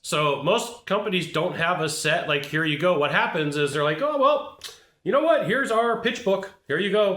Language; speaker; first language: English; native; English